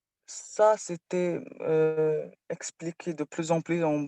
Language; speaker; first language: French; non-native, local second language; Arabic